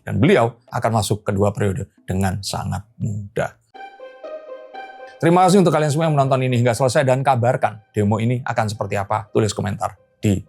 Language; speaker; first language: Indonesian; native; Indonesian